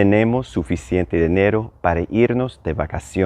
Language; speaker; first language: Spanish; non-native, fluent; English